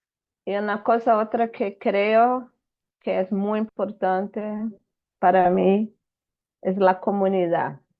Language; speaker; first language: Spanish; non-native, fluent; Portuguese